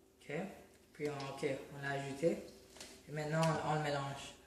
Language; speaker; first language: French; non-native, learner; English